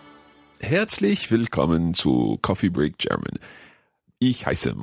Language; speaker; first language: German; non-native, learner; English